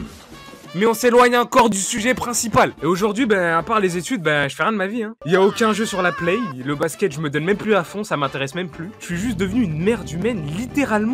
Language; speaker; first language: French; native; French